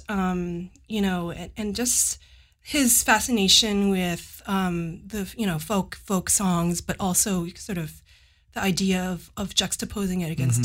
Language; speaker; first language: English; native; English